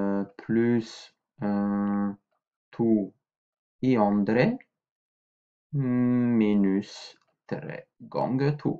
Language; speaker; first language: Norwegian; non-native, fluent; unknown